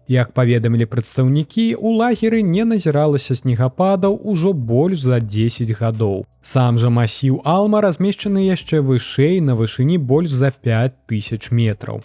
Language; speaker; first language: Belarusian; native; Belarusian